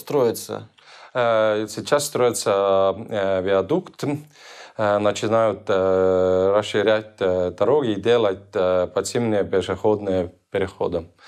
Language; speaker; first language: Russian; non-native, local second language; Estonian